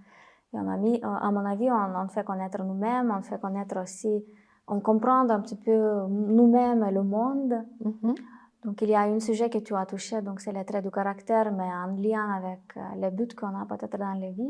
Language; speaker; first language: French; non-native, fluent; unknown